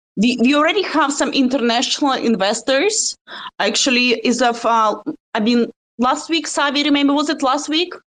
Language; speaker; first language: English; non-native, fluent; Russian